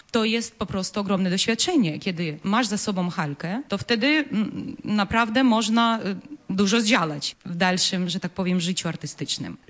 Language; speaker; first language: Polish; non-native, fluent; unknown